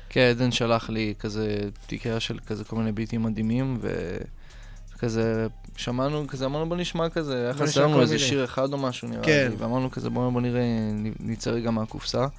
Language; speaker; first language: Hebrew; native; Hebrew